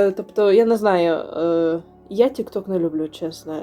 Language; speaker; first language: Ukrainian; non-native, local second language; Russian